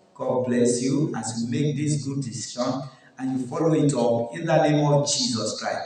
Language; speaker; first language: English; non-native, local second language; Yoruba